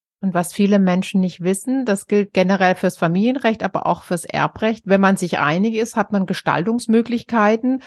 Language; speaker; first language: German; native; German